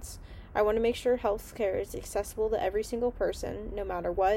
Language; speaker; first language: English; native; English